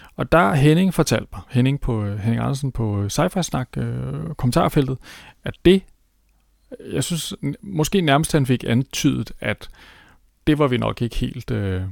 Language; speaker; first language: Danish; native; Danish